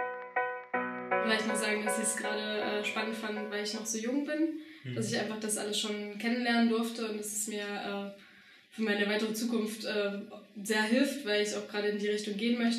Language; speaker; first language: German; native; German